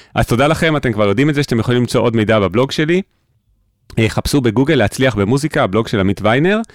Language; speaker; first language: Hebrew; native; Hebrew